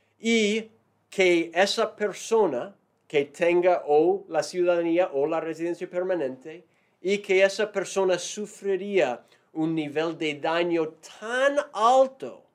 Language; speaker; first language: Spanish; non-native, fluent; English